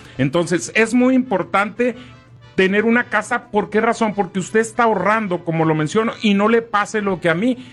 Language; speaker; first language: Spanish; native; Spanish